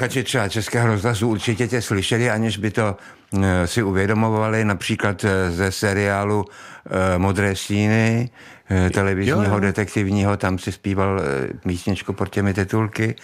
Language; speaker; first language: Czech; native; Czech